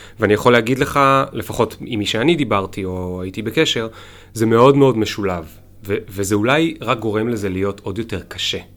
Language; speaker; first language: Hebrew; native; Hebrew